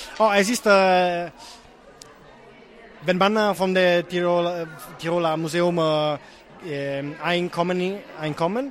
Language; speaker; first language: German; non-native, learner; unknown